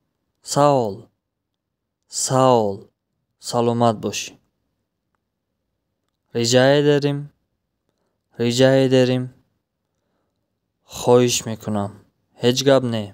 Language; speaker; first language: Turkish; non-native, fluent; Tajik